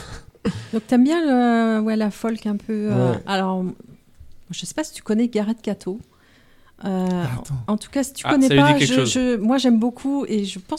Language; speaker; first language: French; native; French